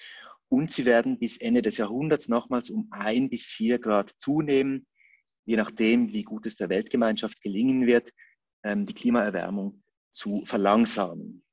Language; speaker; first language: German; native; German